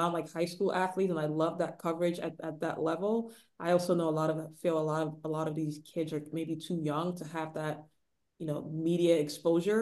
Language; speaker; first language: English; non-native, local second language; Igbo